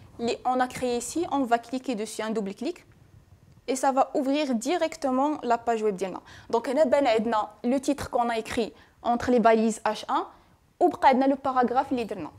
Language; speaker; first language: French; non-native, local second language; Arabic